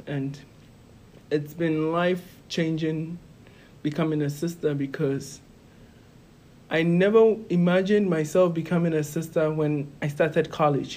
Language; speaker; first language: English; non-native, local second language; Ewe